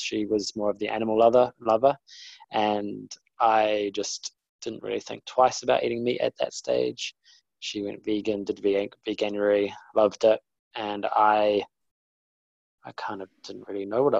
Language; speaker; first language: English; native; English